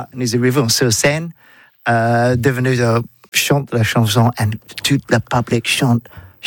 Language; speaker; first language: French; non-native, learner; English